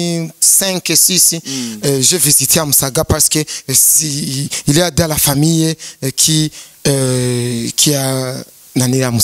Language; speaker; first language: French; non-native, learner; Rundi